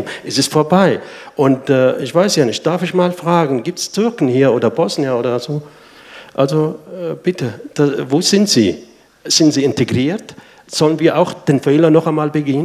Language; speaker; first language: German; non-native, fluent; Arabic